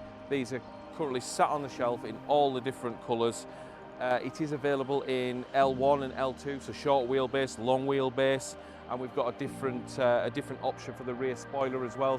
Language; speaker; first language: English; native; English